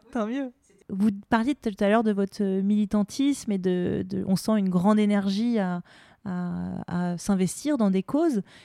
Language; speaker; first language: French; native; French